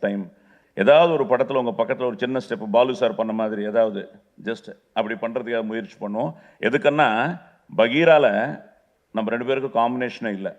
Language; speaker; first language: Tamil; non-native, local second language; Telugu